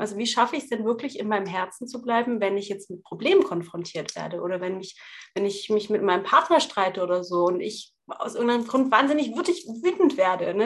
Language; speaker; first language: German; native; German